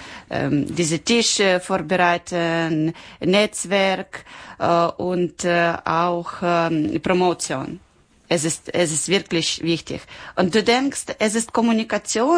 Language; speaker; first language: German; non-native, learner; Ukrainian